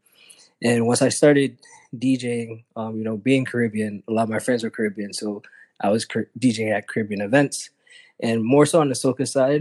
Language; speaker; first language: English; native; English